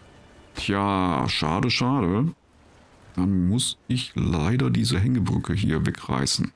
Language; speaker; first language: German; native; German